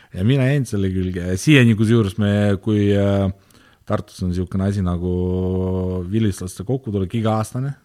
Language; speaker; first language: Estonian; non-native, local second language; Russian